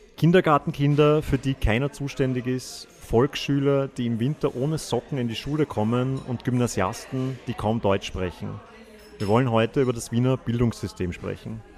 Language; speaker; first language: German; native; German